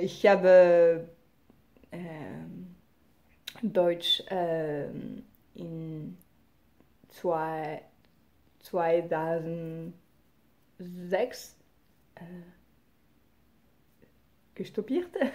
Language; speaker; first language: German; non-native, learner; French